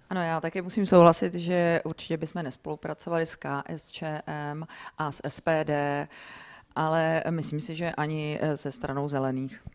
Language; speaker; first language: Czech; native; Czech